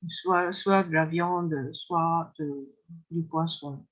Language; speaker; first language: French; non-native, fluent; Japanese